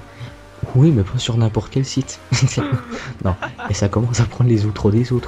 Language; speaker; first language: French; native; French